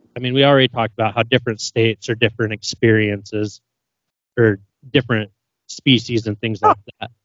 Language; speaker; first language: English; native; English